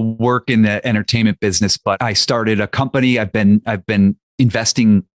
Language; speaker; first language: English; native; English